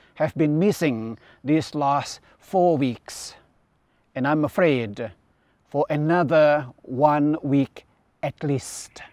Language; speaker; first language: English; non-native, local second language; Iban